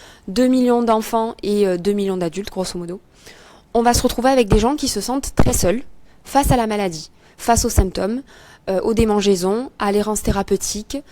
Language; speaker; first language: French; native; French